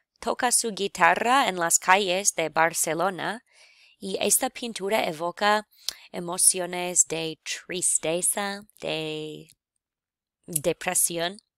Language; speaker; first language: Spanish; non-native, fluent; English